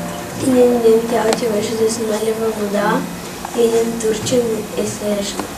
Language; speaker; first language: Bulgarian; early bilingual, heritage; Bulgarian